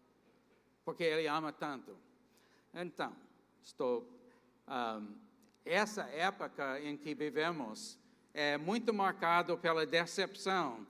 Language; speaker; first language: Portuguese; non-native, fluent; English